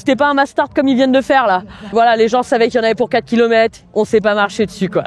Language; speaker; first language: French; native; French